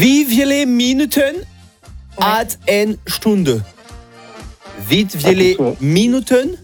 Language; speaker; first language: German; non-native, learner; French